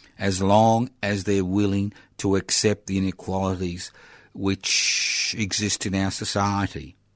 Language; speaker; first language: English; early bilingual, other home language; Italian